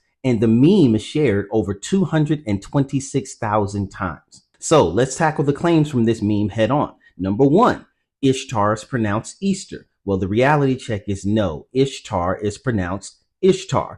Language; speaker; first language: English; native; English